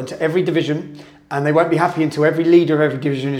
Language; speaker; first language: English; native; English